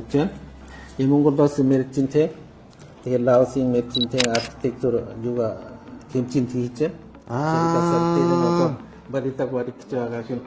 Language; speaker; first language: Mongolian; non-native, fluent; Lao